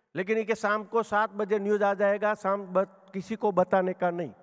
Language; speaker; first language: Hindi; non-native, local second language; Gujarati